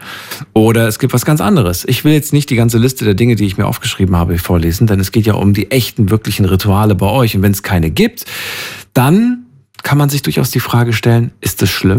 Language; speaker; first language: German; native; German